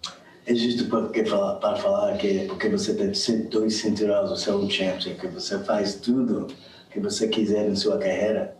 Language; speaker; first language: Portuguese; non-native, fluent; English